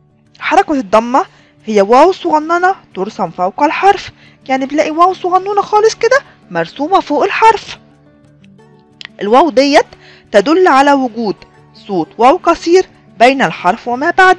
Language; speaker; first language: Arabic; native; Arabic